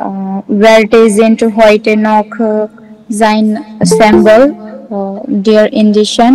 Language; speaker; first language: German; non-native, learner; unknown